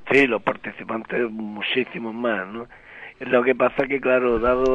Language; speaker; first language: Spanish; native; Spanish